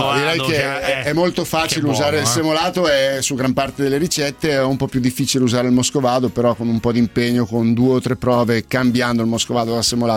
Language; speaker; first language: Italian; native; Italian